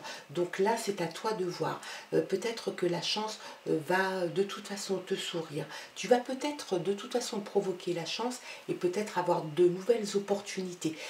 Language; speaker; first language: French; native; French